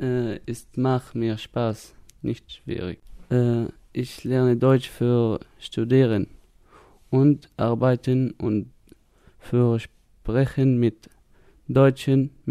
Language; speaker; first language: German; non-native, learner; Arabic